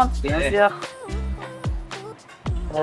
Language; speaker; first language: French; non-native, fluent; English